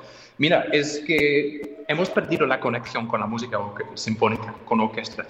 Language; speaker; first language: Spanish; non-native, fluent; English